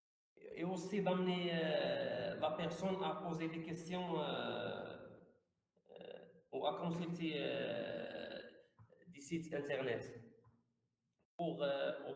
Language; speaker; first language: French; non-native, fluent; Arabic